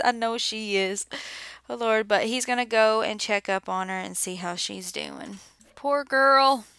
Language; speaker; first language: English; native; English